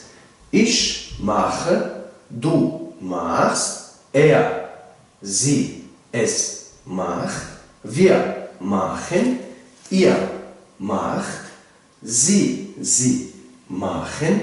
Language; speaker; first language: German; non-native, fluent; Tajik